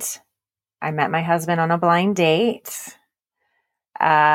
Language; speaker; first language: English; native; English